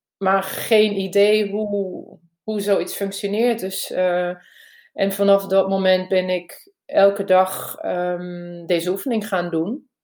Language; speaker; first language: Dutch; non-native, fluent; German